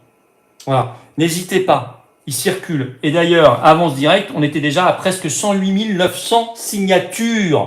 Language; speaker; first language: French; native; French